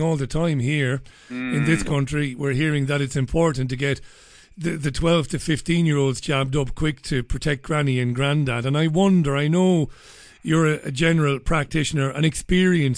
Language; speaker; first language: English; native; English